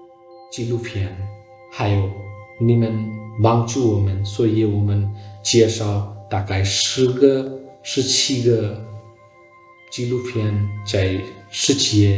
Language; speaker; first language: Chinese; non-native, learner; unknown